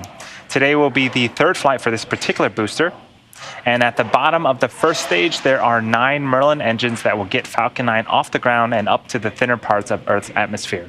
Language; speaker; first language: English; native; English